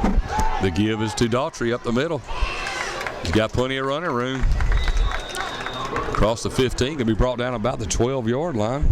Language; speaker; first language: English; native; English